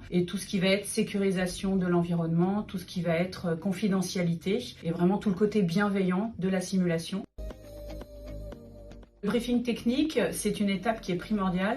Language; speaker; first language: French; native; French